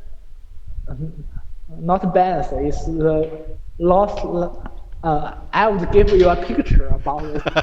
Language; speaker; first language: English; non-native, learner; Chinese